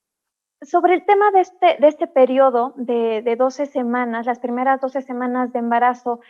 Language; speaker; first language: Spanish; native; Spanish